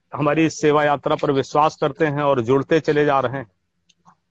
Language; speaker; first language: Hindi; native; Hindi